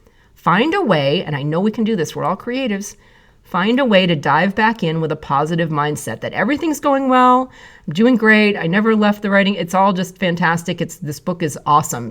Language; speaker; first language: English; native; English